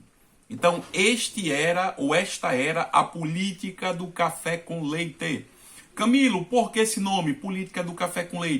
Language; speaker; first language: Portuguese; native; Portuguese